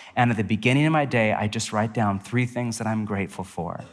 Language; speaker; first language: English; native; English